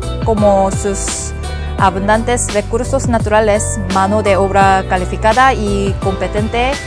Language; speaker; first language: Spanish; non-native, fluent; Korean